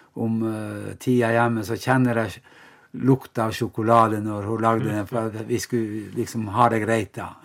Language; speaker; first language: Norwegian; native; Norwegian